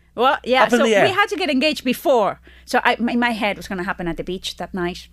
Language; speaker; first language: English; non-native, fluent; Spanish